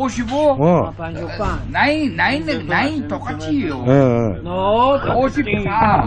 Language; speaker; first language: Korean; non-native, learner; Uzbek